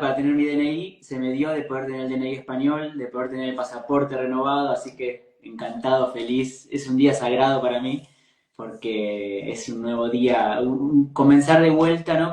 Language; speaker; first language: Spanish; native; Spanish